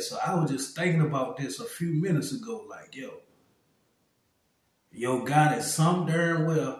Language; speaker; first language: English; native; English